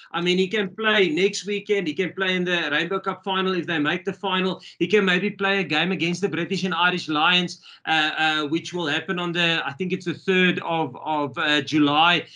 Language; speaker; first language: English; non-native, local second language; Afrikaans